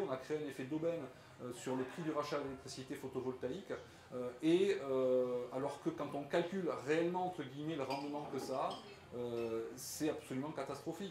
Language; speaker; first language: French; native; French